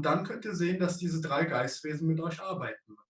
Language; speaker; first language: German; native; German